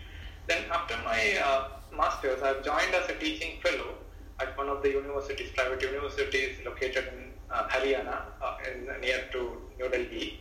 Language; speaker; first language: English; non-native, local second language; Malayalam